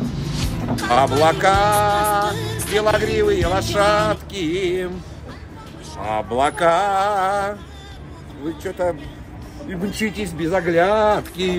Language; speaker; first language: Russian; native; Russian